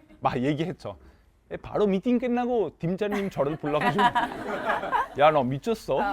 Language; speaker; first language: Korean; non-native, fluent; Italian